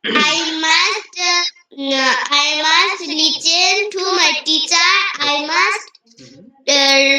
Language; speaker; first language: English; non-native, learner; Bangla